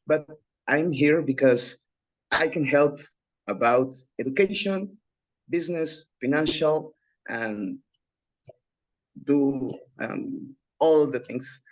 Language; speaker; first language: English; non-native, learner; Spanish